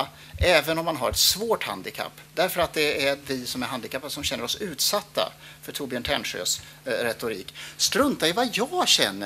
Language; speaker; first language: Swedish; native; Swedish